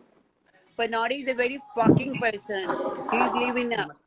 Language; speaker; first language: English; non-native, learner; Hindi